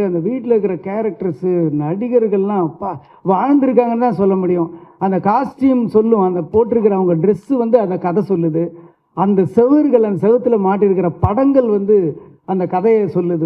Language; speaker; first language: Tamil; native; Tamil